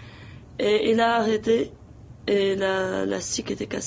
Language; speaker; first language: French; non-native, local second language; Arabic